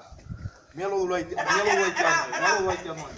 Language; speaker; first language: Spanish; native; Spanish